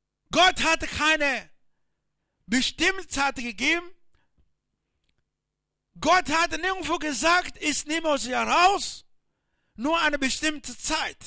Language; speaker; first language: German; non-native, learner; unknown